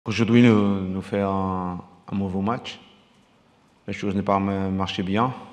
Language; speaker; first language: French; non-native, fluent; Portuguese